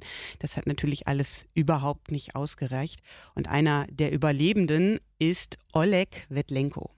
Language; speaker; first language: German; native; German